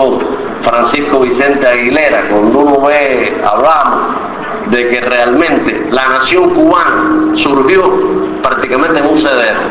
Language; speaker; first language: Spanish; native; Spanish